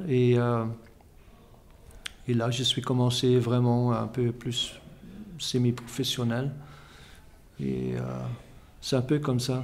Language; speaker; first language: French; non-native, fluent; Dutch